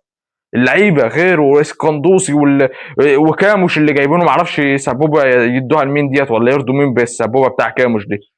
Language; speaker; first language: Arabic; native; Arabic